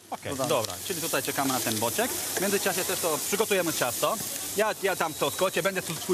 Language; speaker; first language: Polish; non-native, fluent; French